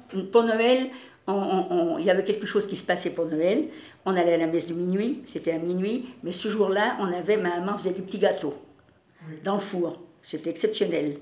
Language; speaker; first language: French; native; French